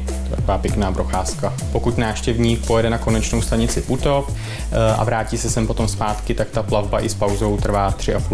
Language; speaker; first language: Czech; native; Czech